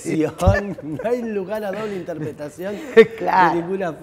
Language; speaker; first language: Spanish; native; Spanish